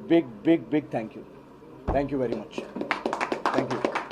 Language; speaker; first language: Telugu; native; Telugu